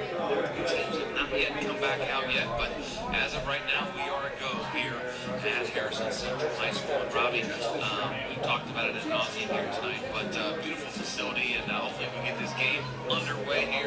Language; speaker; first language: English; native; English